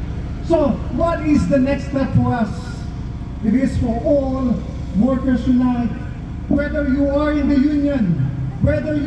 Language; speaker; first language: English; non-native, local second language; Filipino